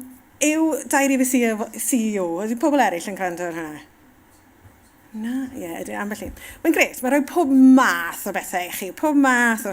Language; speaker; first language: Welsh; native; Welsh